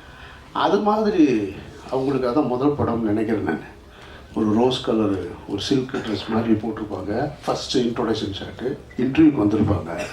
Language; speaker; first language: Tamil; native; Tamil